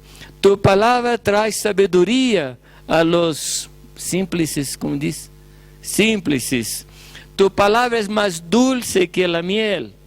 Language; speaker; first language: Spanish; non-native, fluent; Portuguese